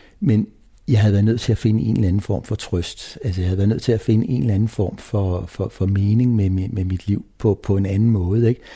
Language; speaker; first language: Danish; native; Danish